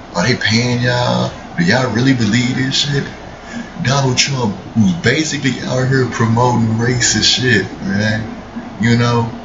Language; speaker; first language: English; native; English